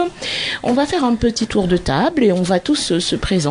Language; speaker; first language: French; native; French